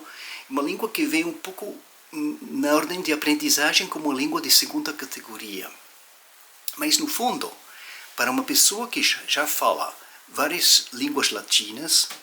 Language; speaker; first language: Portuguese; non-native, fluent; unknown